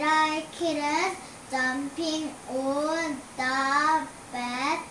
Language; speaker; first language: English; non-native, learner; Korean